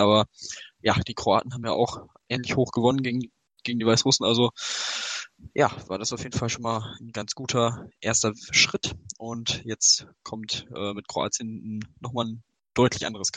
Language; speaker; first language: German; native; German